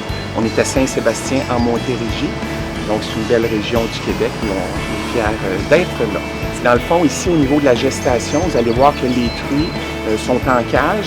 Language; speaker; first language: French; native; French